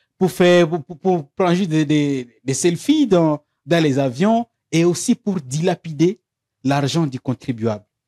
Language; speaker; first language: French; non-native, local second language; Swahili